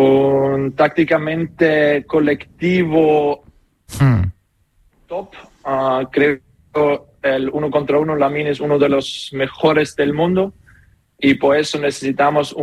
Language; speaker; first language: Spanish; non-native, learner; German